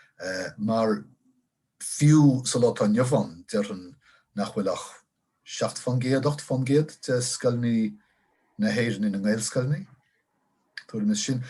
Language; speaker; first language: Irish; non-native, local second language; English